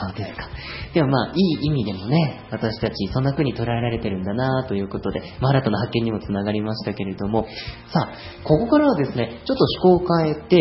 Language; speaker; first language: Japanese; native; Japanese